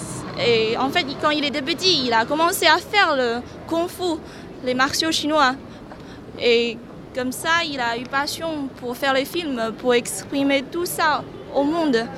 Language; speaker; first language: French; non-native, learner; Chinese